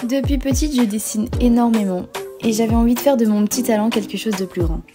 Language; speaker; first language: French; native; French